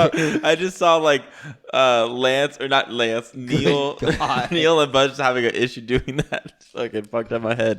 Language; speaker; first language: English; native; English